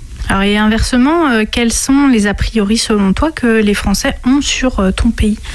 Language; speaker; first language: French; native; French